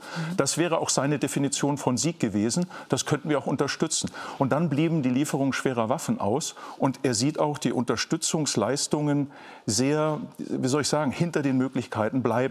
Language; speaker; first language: German; native; German